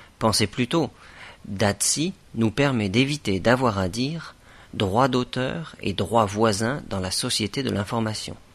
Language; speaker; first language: French; native; French